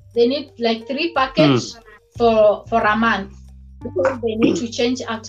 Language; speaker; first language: English; non-native, local second language; Luyia